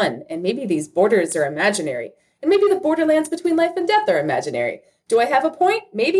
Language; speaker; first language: English; native; English